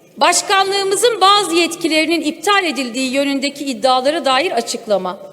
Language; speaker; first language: Turkish; non-native, local second language; Kurdish